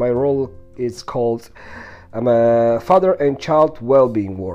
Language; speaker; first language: English; non-native, fluent; Polish